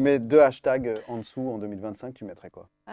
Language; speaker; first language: French; native; French